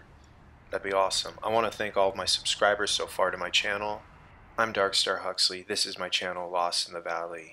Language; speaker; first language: English; native; English